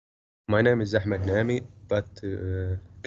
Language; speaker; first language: English; non-native, learner; Arabic